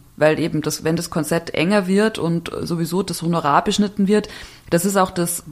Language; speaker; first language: German; native; German